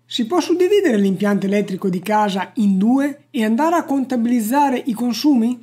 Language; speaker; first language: Italian; native; Italian